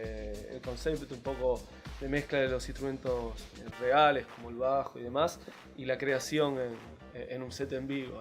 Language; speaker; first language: Spanish; native; Spanish